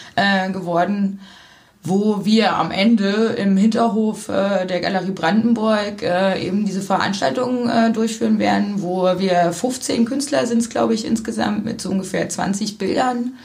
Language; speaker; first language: German; native; German